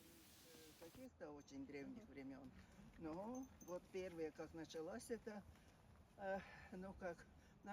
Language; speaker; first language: Russian; native; Russian